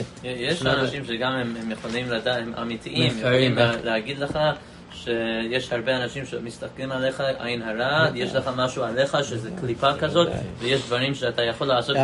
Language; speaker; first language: Hebrew; non-native, fluent; English